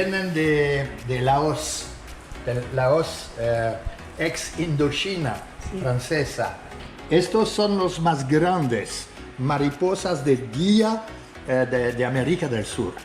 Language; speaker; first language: Spanish; non-native, fluent; French